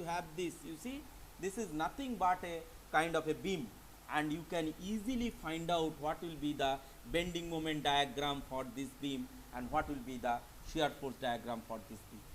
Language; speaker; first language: English; non-native, local second language; Bangla